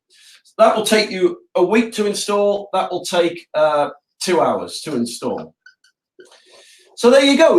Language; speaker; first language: English; native; English